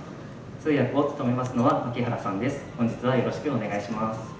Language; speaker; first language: Japanese; native; Japanese